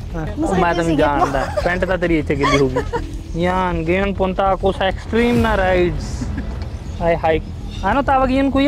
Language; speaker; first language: Filipino; non-native, learner; Punjabi